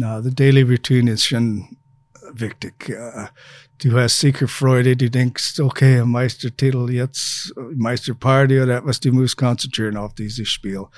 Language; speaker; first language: German; non-native, fluent; English